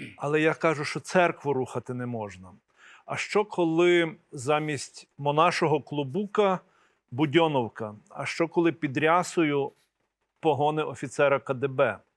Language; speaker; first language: Ukrainian; native; Ukrainian